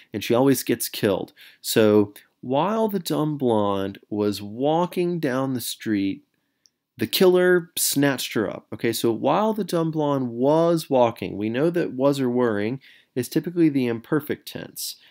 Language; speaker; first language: English; native; English